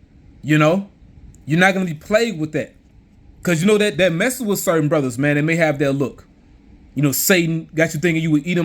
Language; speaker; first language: English; native; English